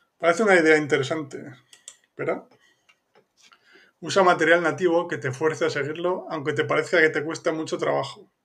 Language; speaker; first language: Spanish; native; Spanish